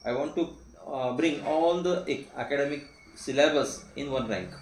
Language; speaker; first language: English; non-native, local second language; Marathi